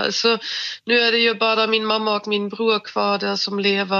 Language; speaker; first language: Swedish; non-native, fluent; German